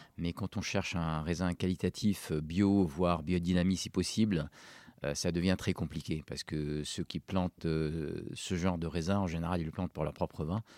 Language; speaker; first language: French; non-native, local second language; Arabic